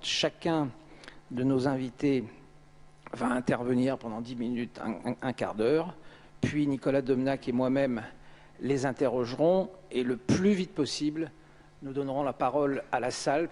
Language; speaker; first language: French; native; French